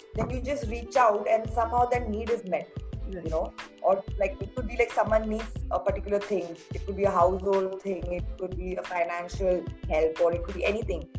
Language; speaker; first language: English; non-native, local second language; Hindi